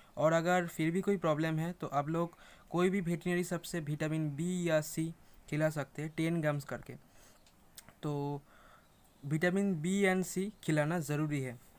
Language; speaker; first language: Hindi; native; Hindi